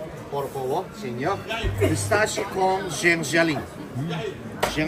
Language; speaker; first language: Portuguese; non-native, learner; Turkish